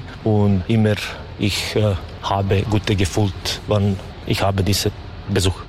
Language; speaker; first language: German; non-native, learner; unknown